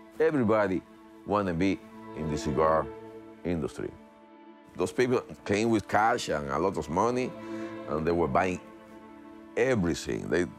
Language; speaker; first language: English; non-native, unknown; Spanish